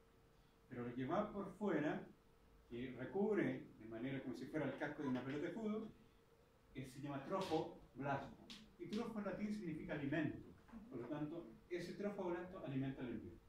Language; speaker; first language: Spanish; native; Spanish